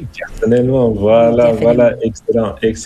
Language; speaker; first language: French; non-native, fluent; English